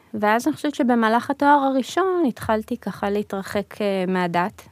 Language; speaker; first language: Hebrew; early bilingual, other home language; Russian